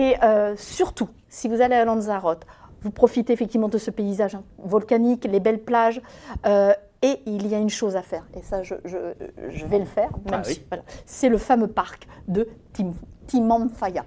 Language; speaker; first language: French; native; French